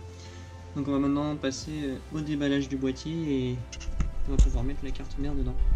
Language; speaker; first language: French; native; French